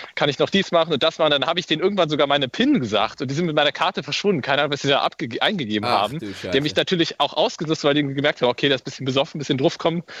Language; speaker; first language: German; native; German